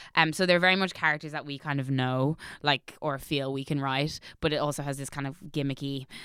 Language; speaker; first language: English; native; English